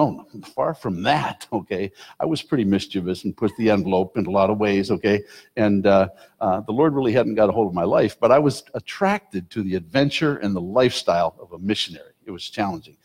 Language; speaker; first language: English; native; English